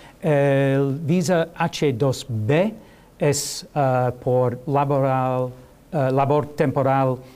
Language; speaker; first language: Spanish; non-native, learner; English